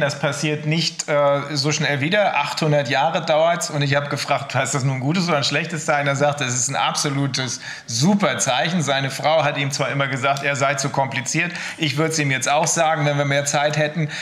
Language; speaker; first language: German; native; German